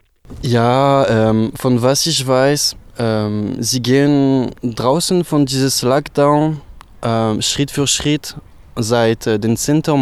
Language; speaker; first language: German; non-native, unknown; French